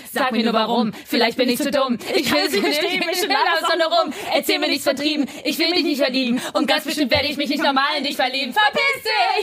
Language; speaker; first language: German; native; German